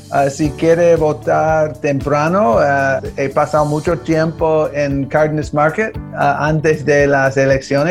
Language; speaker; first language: Spanish; early bilingual, heritage; Spanish